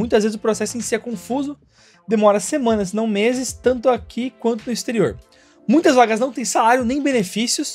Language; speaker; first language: Portuguese; native; Portuguese